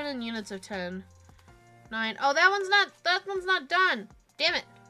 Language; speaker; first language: English; native; English